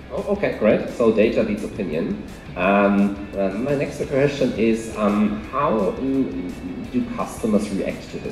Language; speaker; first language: English; non-native, fluent; German